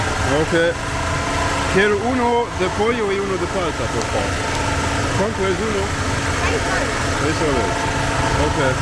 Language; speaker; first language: Spanish; non-native, learner; English